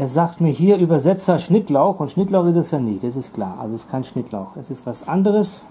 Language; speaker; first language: German; native; German